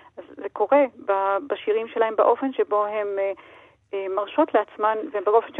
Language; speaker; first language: Hebrew; native; Hebrew